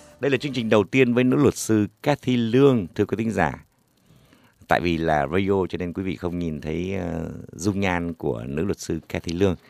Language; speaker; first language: Vietnamese; native; Vietnamese